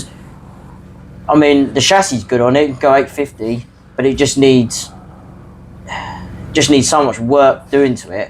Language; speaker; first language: English; native; English